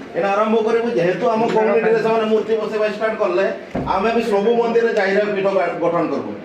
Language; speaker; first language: Odia; non-native, local second language; Santali